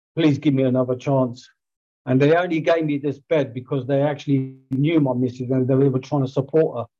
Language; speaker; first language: English; native; English